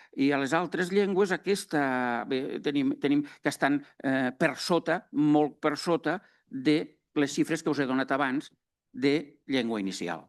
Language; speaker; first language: Catalan; native; Catalan